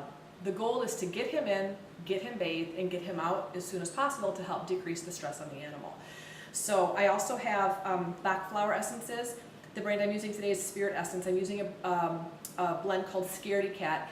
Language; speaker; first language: English; native; English